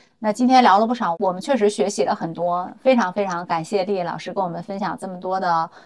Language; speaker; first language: Chinese; native; Chinese